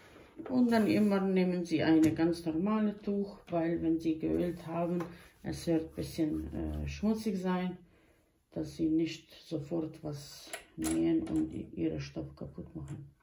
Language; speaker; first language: German; non-native, local second language; Bosnian